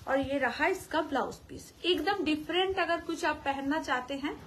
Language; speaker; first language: Hindi; non-native, local second language; Bangla